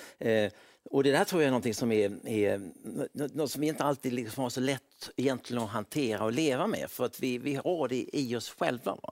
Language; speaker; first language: Swedish; native; Swedish